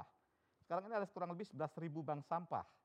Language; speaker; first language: Indonesian; native; Indonesian